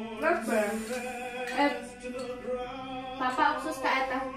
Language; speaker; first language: Swedish; non-native, learner; Filipino